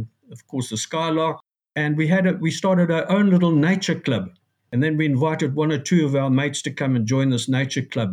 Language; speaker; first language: English; native; English